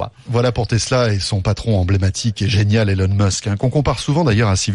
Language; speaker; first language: French; native; French